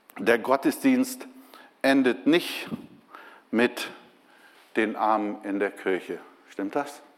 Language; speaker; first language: German; non-native, fluent; Portuguese